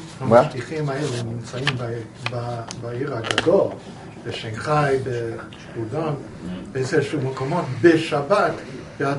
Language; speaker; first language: Hebrew; non-native, fluent; English